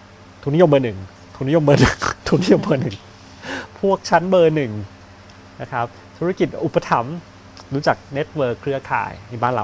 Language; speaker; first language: Thai; native; Thai